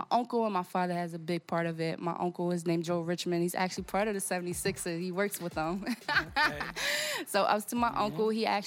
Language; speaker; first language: English; non-native, fluent; Portuguese